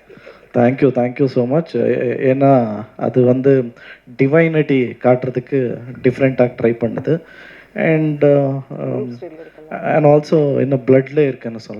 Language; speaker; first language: Tamil; non-native, local second language; Kannada